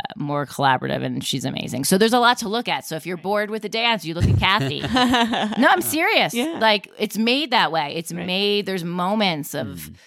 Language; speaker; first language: English; native; English